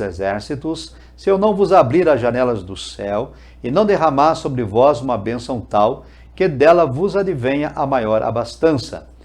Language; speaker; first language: Portuguese; native; Portuguese